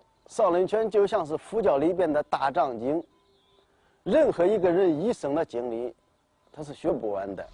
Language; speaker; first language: Chinese; native; Chinese